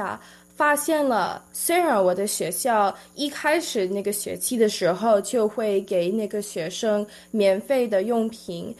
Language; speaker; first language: Chinese; early bilingual, heritage; Chinese